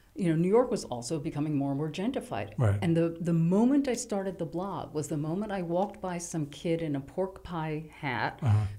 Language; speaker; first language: English; native; English